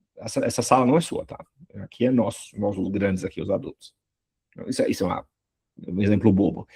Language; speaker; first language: Portuguese; non-native, fluent; German